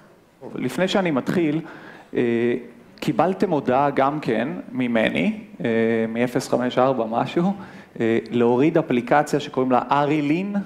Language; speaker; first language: Hebrew; native; Hebrew